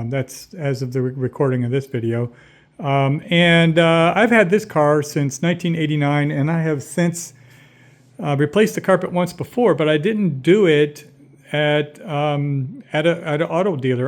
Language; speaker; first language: English; native; English